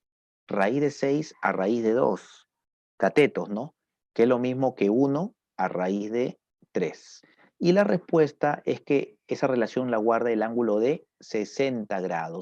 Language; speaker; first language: Spanish; native; Spanish